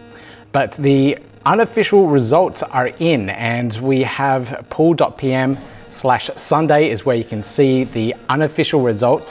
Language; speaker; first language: English; native; English